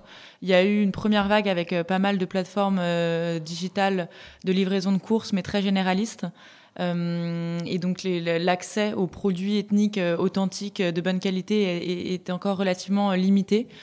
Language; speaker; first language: French; native; French